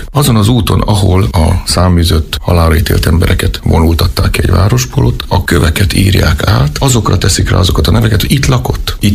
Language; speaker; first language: Hungarian; native; Hungarian